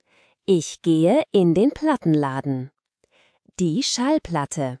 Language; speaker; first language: German; non-native, fluent; Spanish